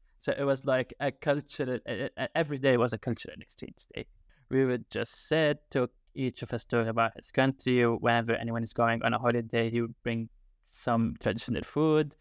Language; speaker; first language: English; non-native, fluent; Arabic